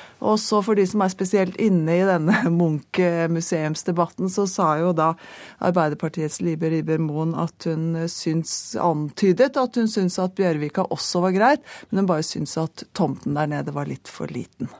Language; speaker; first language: Norwegian; native; Norwegian